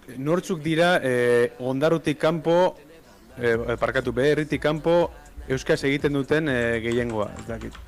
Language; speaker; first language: Basque; native; Basque